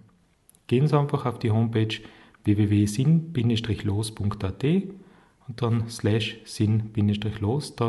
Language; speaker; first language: German; native; German